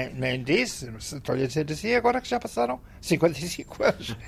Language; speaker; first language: Portuguese; native; Portuguese